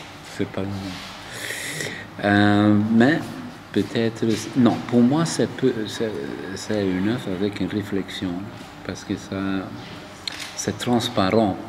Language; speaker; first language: French; non-native, local second language; Dutch